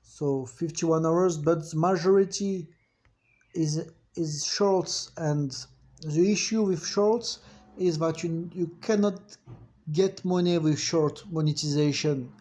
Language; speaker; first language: English; non-native, fluent; French